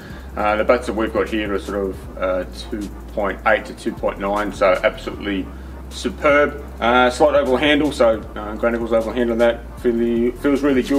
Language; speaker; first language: English; native; English